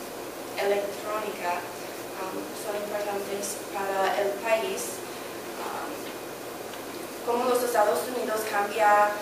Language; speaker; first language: Spanish; non-native, learner; English